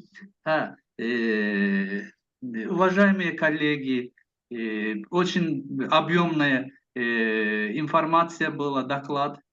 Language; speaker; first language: Russian; non-native, local second language; Azerbaijani